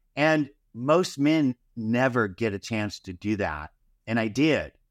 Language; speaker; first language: English; native; English